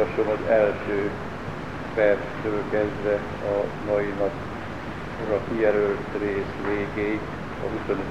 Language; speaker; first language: Hungarian; native; Hungarian